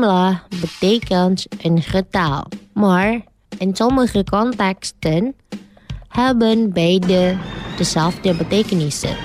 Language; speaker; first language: Dutch; non-native, fluent; Indonesian